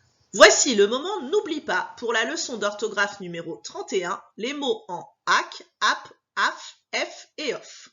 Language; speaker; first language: French; native; French